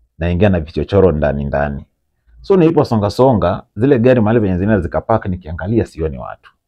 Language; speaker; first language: Swahili; native; Swahili